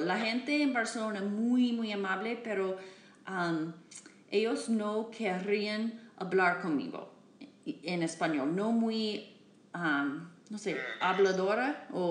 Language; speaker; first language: Spanish; non-native, learner; English